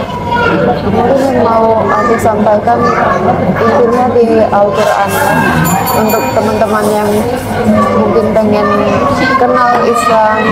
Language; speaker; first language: Indonesian; non-native, fluent; Finnish